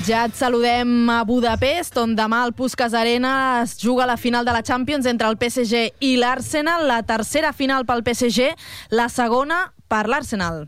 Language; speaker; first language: Catalan; native; Catalan